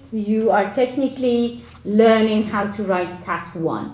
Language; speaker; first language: English; non-native, fluent; Persian